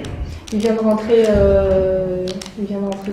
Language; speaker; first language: French; native; French